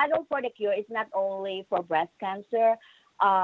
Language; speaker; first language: English; non-native, local second language; Filipino